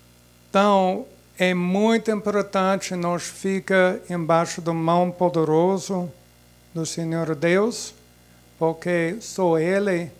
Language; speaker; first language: Portuguese; non-native, fluent; English